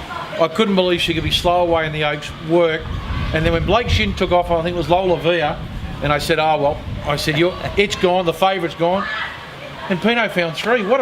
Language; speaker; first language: English; native; English